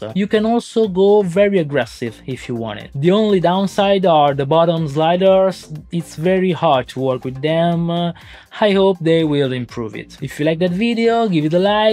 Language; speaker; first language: English; non-native, fluent; Italian